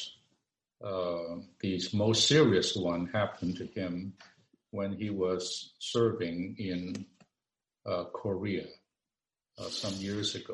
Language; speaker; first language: English; non-native, local second language; Cantonese